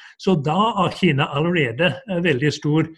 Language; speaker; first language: Norwegian; non-native, fluent; English